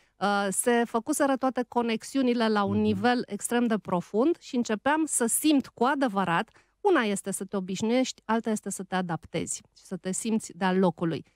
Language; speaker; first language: Romanian; native; Romanian